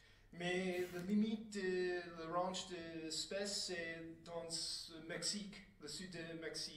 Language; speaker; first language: French; non-native, fluent; English